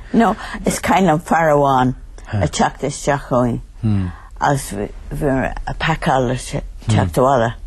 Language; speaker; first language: Irish; native; Irish